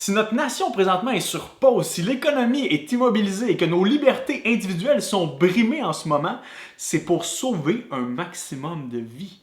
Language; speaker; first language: French; native; French